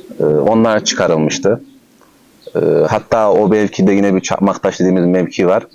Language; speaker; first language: Turkish; native; Turkish